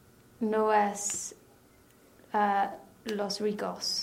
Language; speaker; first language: Spanish; non-native, learner; English